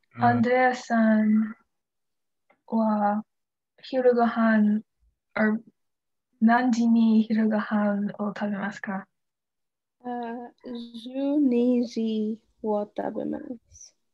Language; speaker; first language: Japanese; non-native, learner; English